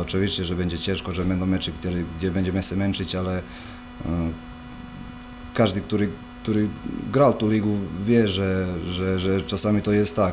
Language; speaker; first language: Polish; non-native, fluent; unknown